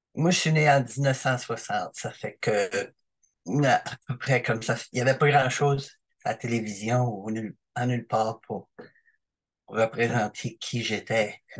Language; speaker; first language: French; native; French